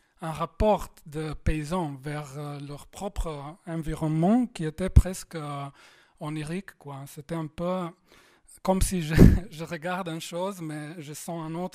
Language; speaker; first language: French; non-native, fluent; Slovenian